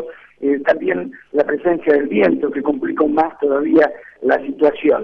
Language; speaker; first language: Spanish; native; Spanish